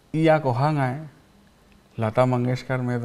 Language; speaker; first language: Persian; non-native, learner; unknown